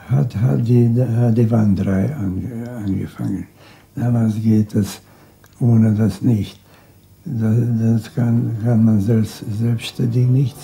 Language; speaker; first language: German; non-native, local second language; Hungarian